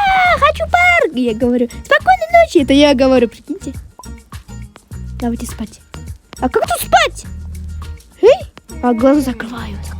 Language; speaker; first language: Russian; non-native, local second language; Kazakh